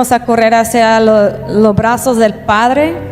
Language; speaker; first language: Spanish; native; Spanish